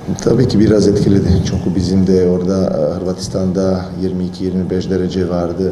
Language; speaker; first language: Turkish; non-native, learner; Croatian